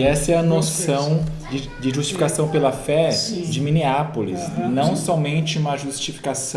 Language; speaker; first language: Portuguese; native; Portuguese